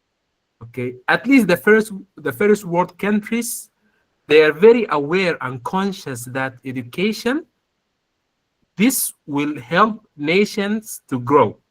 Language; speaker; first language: English; non-native, fluent; Arabic